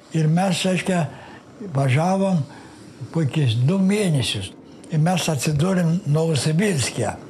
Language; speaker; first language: Lithuanian; non-native, local second language; Yiddish